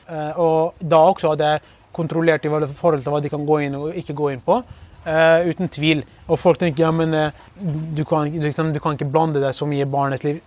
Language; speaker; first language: Norwegian; early bilingual, other home language; Kurdish